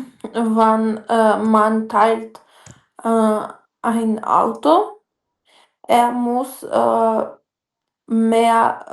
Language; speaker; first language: German; non-native, learner; Macedonian